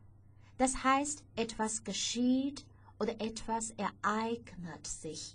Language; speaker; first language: German; non-native, fluent; Chinese